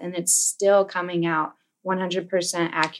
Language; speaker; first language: English; native; English